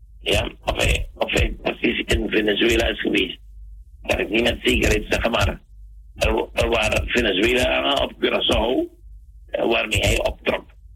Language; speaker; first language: Dutch; native; Dutch